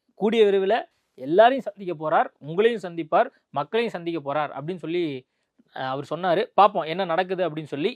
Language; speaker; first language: Tamil; native; Tamil